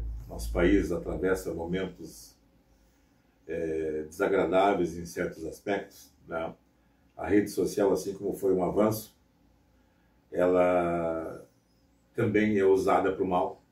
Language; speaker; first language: Portuguese; native; Portuguese